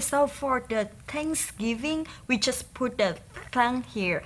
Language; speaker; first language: English; non-native, learner; Vietnamese